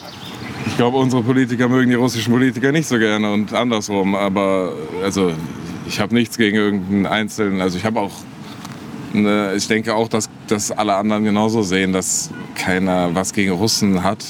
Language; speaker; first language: German; native; German